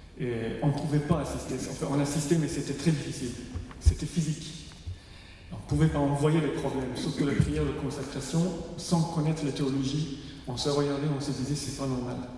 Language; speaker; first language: French; non-native, fluent; Persian